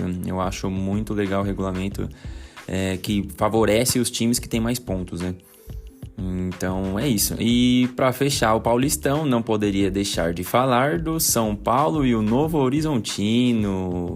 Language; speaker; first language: Portuguese; native; Portuguese